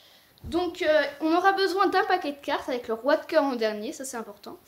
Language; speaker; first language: French; native; French